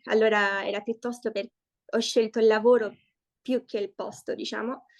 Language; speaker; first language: Italian; early bilingual, heritage; Italian